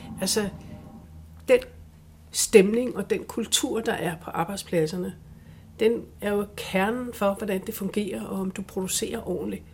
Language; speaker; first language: Danish; native; Danish